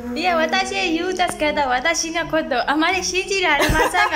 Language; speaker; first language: Japanese; non-native, learner; Burmese